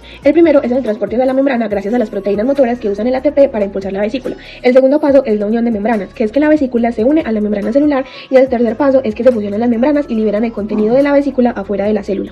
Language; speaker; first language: Spanish; native; Spanish